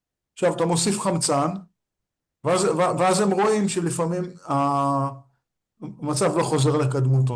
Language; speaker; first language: Hebrew; native; Hebrew